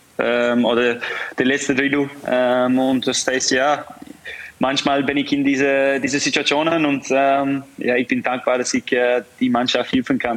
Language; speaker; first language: German; non-native, fluent; English